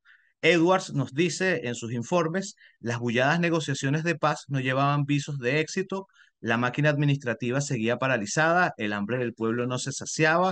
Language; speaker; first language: Spanish; native; Spanish